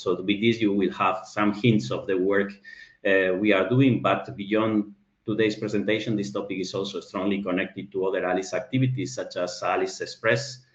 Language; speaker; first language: English; non-native, fluent; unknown